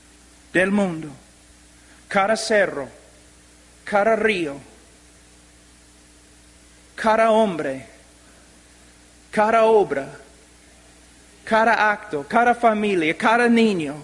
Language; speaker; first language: Spanish; non-native, fluent; English